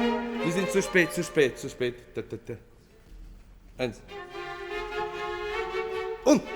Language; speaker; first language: German; non-native, fluent; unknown